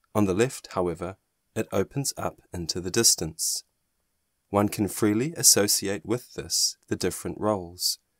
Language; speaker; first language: English; non-native, fluent; German